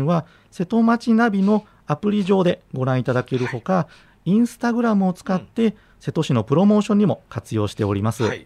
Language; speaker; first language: Japanese; native; Japanese